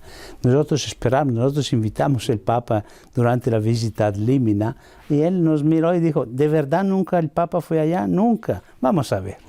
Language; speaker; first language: Spanish; non-native, fluent; Italian